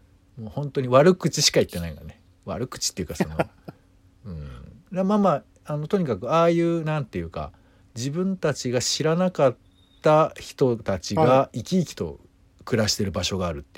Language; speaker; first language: Japanese; native; Japanese